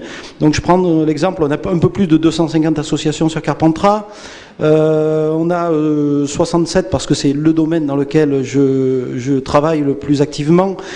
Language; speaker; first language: French; native; French